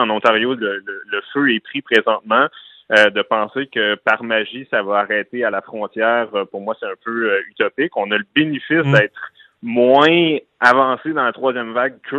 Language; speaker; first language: French; native; French